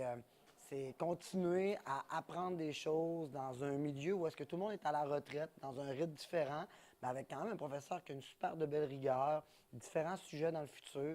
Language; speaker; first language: French; native; French